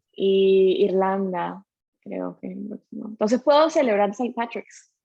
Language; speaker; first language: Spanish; early bilingual, heritage; Spanish